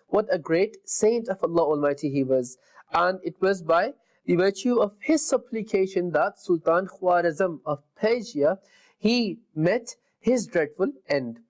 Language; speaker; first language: English; non-native, local second language; Urdu